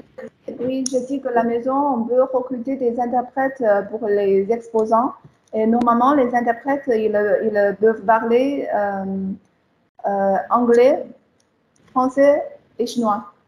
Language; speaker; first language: French; non-native, fluent; Chinese